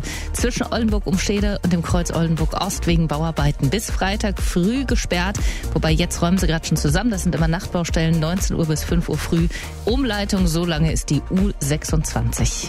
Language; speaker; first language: German; native; German